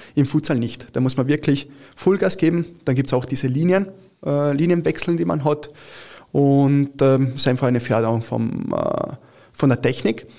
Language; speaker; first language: German; early bilingual, other home language; Italian